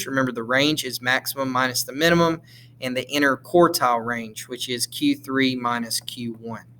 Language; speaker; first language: English; native; English